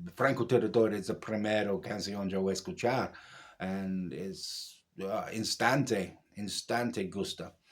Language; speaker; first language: Spanish; non-native, learner; English